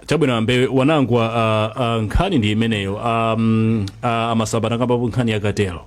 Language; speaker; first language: Nyanja; native; Nyanja